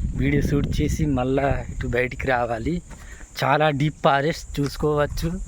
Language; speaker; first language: Telugu; non-native, local second language; Gondi